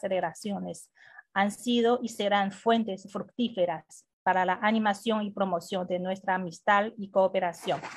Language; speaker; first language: Spanish; non-native, fluent; Chinese